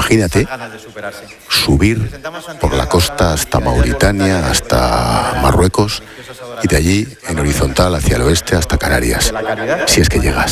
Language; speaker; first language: Spanish; native; Spanish